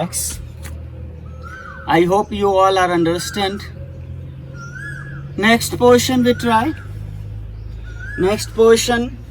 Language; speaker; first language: English; non-native, local second language; Hindi